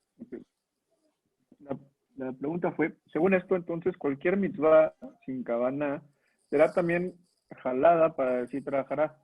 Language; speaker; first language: Spanish; native; Spanish